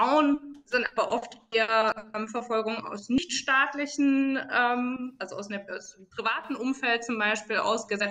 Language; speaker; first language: German; native; German